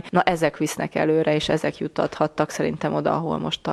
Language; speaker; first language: Hungarian; native; Hungarian